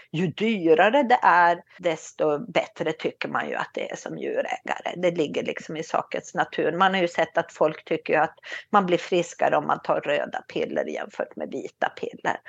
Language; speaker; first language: Swedish; native; Swedish